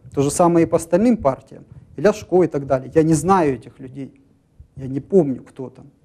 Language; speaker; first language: Russian; native; Russian